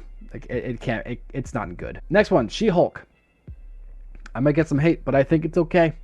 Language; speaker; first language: English; native; English